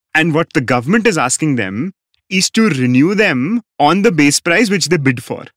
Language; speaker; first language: English; non-native, local second language; Hindi